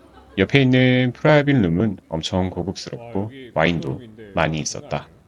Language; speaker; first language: Korean; native; Korean